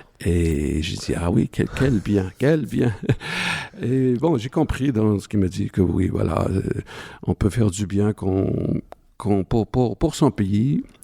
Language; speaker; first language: French; non-native, local second language; Arabic